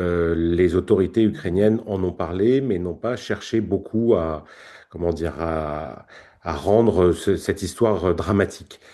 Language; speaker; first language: French; native; French